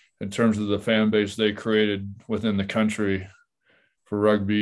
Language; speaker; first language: English; native; English